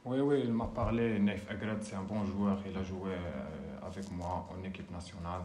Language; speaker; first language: French; non-native, learner; Arabic